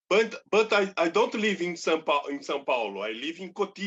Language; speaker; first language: English; non-native, learner; Portuguese